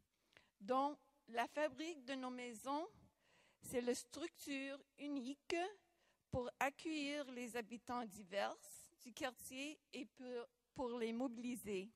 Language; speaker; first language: French; non-native, local second language; English